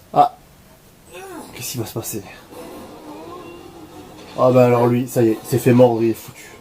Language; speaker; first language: French; native; French